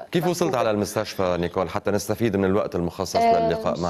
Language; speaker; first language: Arabic; native; Arabic